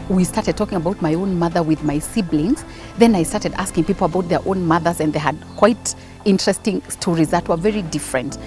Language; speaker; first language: English; non-native, local second language; Kikuyu